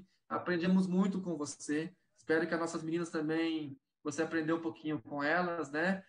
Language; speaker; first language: Portuguese; native; Portuguese